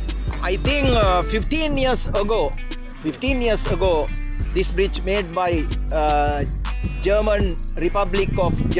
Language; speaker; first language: English; non-native, local second language; Sinhala